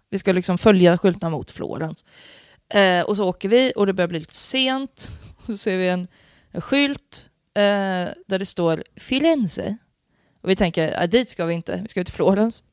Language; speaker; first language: Swedish; native; Swedish